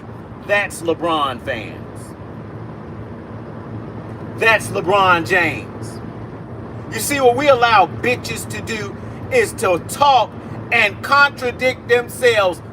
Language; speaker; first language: English; native; English